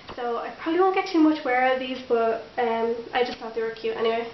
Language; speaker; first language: English; native; English